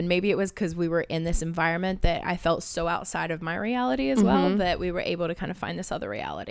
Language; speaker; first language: English; native; English